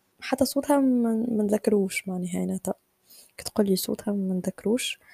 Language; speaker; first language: Arabic; native; Arabic